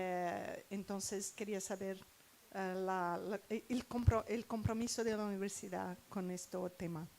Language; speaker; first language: Spanish; non-native, fluent; Portuguese